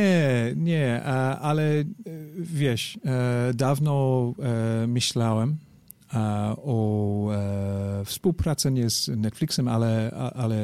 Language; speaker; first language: Polish; non-native, learner; English